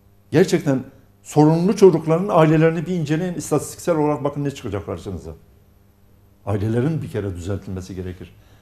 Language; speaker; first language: Turkish; non-native, local second language; Arabic